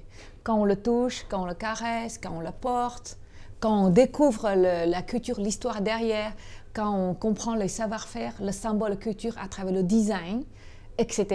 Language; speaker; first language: French; non-native, fluent; Chinese